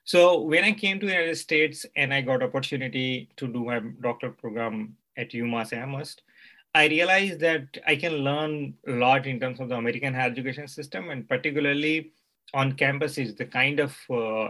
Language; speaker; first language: English; non-native, local second language; Gujarati